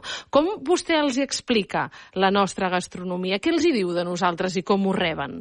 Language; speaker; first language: Catalan; native; Catalan